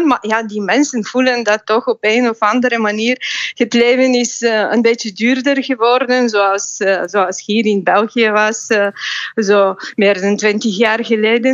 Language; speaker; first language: Dutch; non-native, fluent; Bulgarian